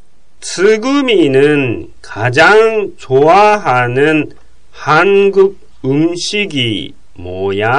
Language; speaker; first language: Korean; non-native, fluent; Japanese